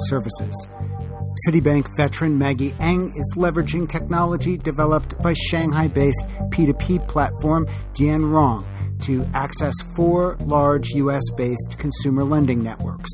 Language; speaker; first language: English; native; English